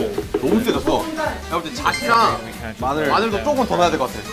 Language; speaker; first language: Korean; native; Korean